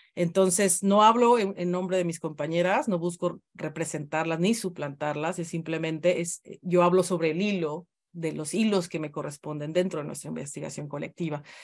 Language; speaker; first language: Spanish; native; Spanish